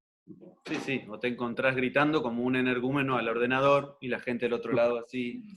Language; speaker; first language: Spanish; native; Spanish